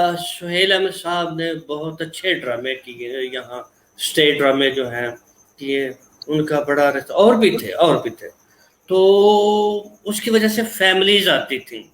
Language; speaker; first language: Urdu; non-native, local second language; Punjabi